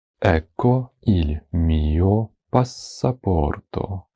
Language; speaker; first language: Italian; non-native, fluent; Ukrainian